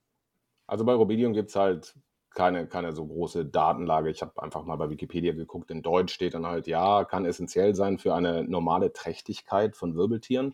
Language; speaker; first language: German; native; German